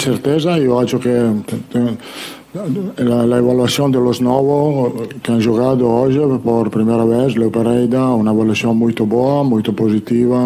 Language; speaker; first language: Portuguese; non-native, learner; Italian